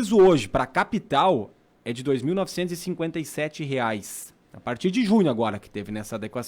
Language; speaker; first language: Portuguese; native; Portuguese